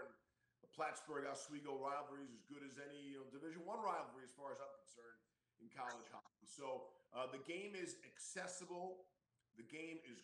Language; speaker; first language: English; native; English